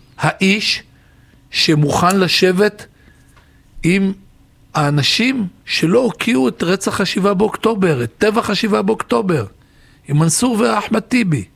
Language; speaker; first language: Hebrew; native; Hebrew